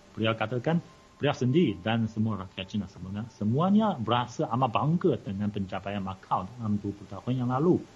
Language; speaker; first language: Malay; non-native, fluent; Chinese